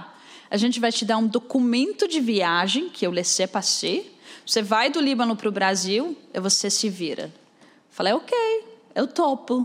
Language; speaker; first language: Portuguese; non-native, fluent; Arabic